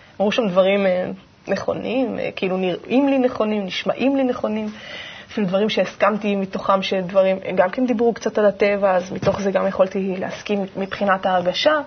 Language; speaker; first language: Hebrew; native; Hebrew